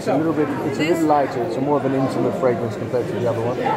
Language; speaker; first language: English; native; English